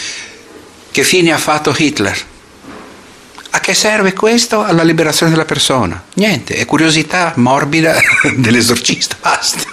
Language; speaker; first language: Italian; non-native, fluent; Portuguese